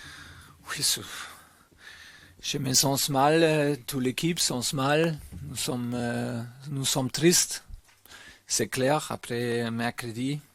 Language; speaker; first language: French; non-native, learner; German